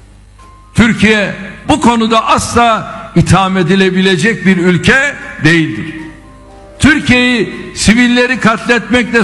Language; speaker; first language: Turkish; native; Turkish